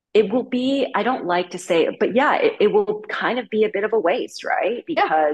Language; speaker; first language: English; native; English